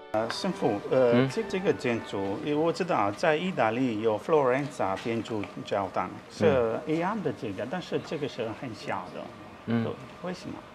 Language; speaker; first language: Chinese; non-native, learner; Italian